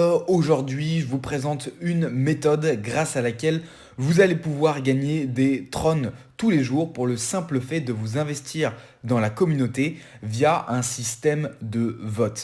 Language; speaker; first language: French; native; French